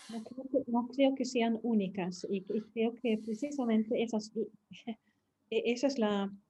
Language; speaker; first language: Spanish; non-native, fluent; Swedish